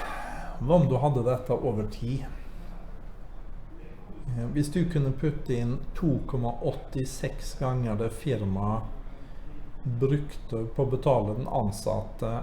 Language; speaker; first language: Norwegian; native; Norwegian